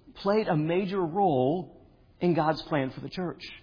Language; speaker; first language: English; native; English